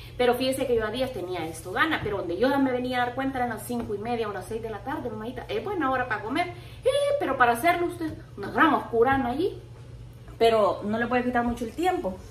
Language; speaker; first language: Spanish; native; Spanish